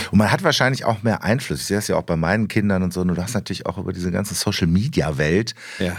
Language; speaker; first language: German; native; German